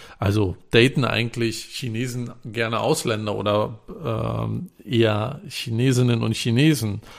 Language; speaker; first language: German; native; German